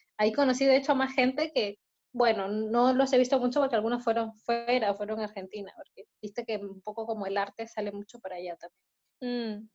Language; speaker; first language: Spanish; native; Spanish